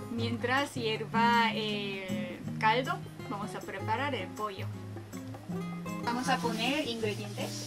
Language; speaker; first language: Spanish; non-native, fluent; Korean